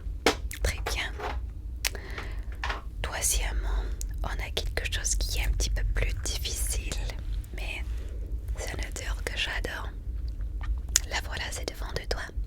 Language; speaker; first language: French; non-native, fluent; English